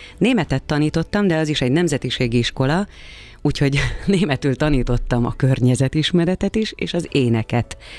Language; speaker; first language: Hungarian; native; Hungarian